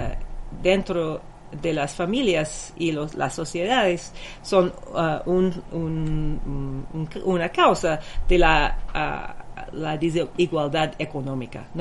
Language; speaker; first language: Spanish; non-native, fluent; English